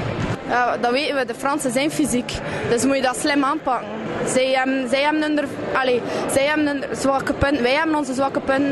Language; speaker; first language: Dutch; native; Dutch